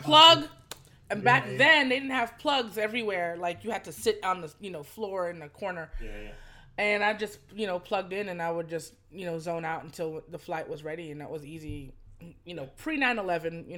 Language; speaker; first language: English; native; English